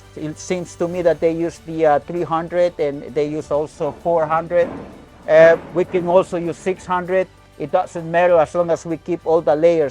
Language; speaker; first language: English; non-native, fluent; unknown